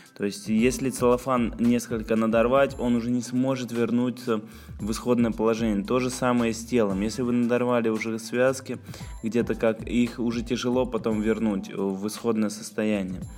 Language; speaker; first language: Russian; native; Russian